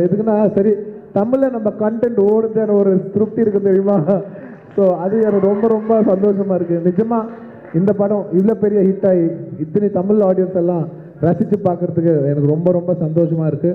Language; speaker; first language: Tamil; non-native, local second language; Telugu